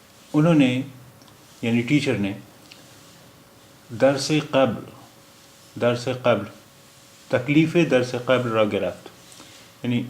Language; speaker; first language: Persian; non-native, fluent; Urdu